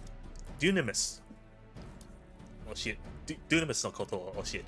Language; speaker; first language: Japanese; non-native, learner; English